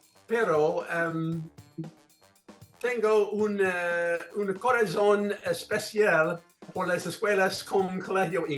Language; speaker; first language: Spanish; non-native, learner; English